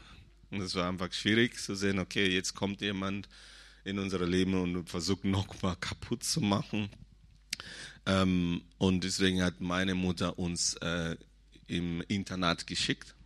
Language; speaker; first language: German; non-native, fluent; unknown